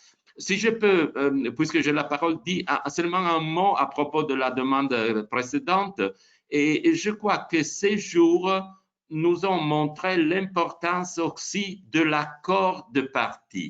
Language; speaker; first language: French; non-native, fluent; Italian